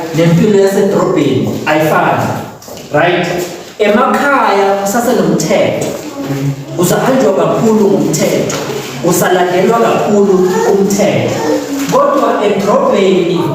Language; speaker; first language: Zulu; non-native, local second language; South Ndebele